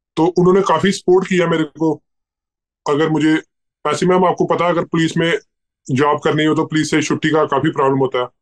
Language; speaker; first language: Hindi; native; Hindi